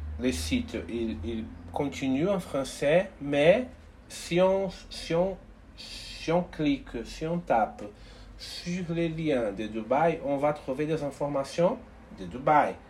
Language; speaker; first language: French; non-native, learner; Portuguese